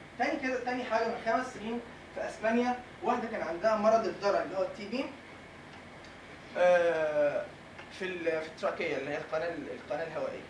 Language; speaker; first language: Arabic; native; Arabic